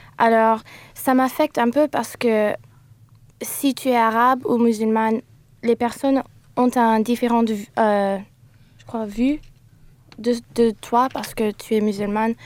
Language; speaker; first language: French; non-native, learner; English